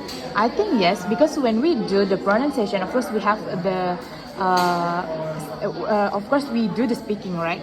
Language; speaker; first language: English; non-native, learner; Indonesian